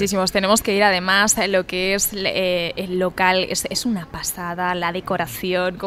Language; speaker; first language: Spanish; native; Spanish